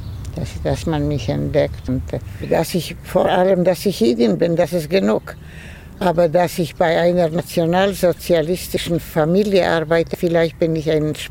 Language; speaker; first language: German; non-native, fluent; Polish